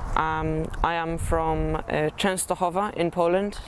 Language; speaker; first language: English; non-native, fluent; Polish